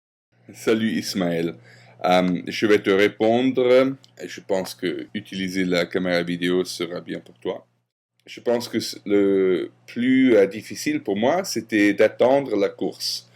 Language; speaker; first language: French; non-native, fluent; German